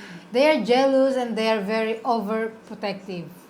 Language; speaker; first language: English; non-native, local second language; Cebuano